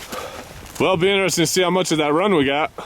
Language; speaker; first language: English; native; English